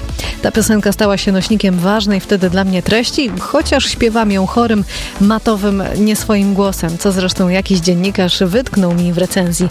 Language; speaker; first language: Polish; native; Polish